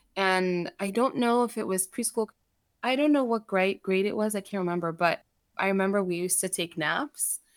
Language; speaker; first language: English; early bilingual, other home language; Armenian